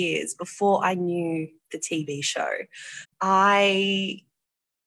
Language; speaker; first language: English; native; English